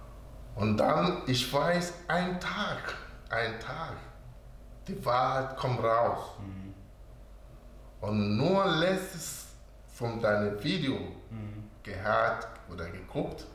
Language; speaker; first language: German; non-native, learner; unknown